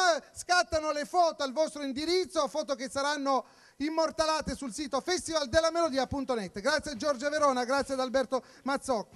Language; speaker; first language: Italian; native; Italian